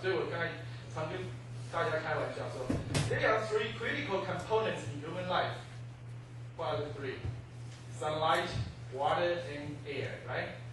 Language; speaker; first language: English; non-native, fluent; Chinese